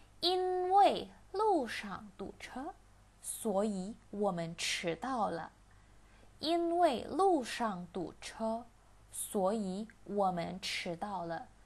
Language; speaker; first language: Chinese; non-native, fluent; Indonesian